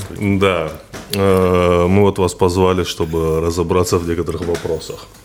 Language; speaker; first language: Russian; non-native, local second language; Ossetic